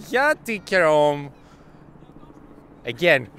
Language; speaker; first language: Swedish; non-native, learner; Greek